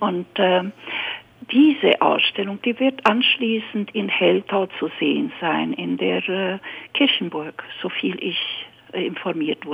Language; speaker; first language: German; native; German